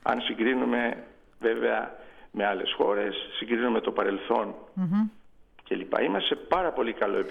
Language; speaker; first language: Greek; native; Greek